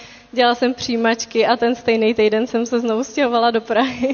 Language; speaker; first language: Czech; native; Czech